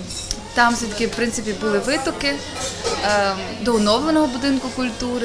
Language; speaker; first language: Ukrainian; native; Ukrainian